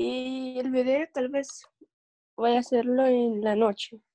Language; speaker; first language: Spanish; non-native, learner; English